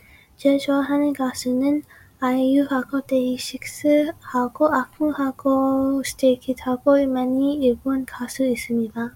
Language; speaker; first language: Korean; non-native, learner; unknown